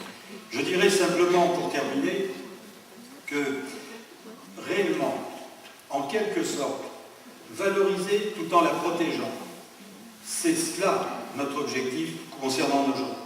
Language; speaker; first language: French; native; French